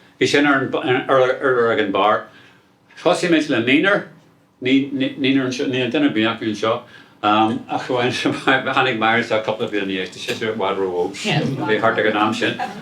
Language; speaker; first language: Irish; non-native, local second language; English